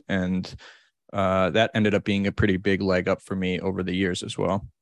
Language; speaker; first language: English; native; English